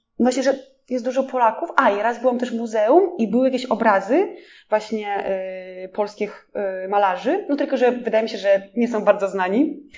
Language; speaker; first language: Polish; non-native, fluent; Russian